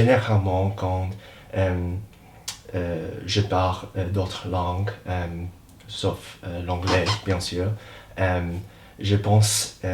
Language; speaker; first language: French; non-native, learner; English